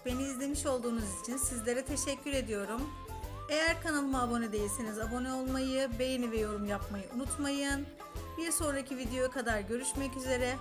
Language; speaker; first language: Turkish; native; Turkish